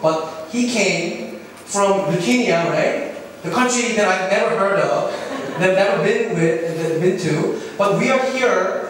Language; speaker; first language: English; non-native, fluent; Korean